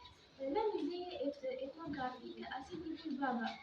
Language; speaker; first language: French; non-native, learner; Arabic